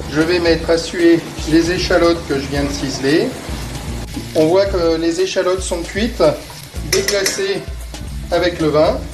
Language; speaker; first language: French; native; French